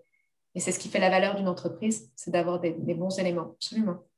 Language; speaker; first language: French; native; French